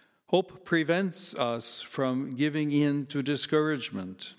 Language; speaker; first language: English; native; English